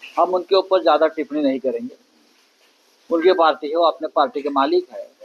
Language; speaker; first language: Hindi; non-native, local second language; Marathi